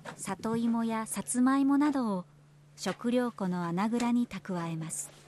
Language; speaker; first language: Japanese; native; Japanese